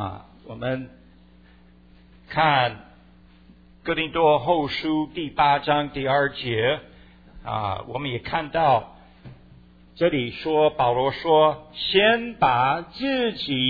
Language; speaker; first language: Chinese; early bilingual, heritage; Chinese